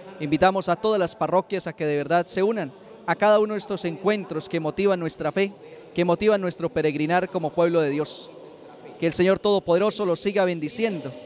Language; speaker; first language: Spanish; native; Spanish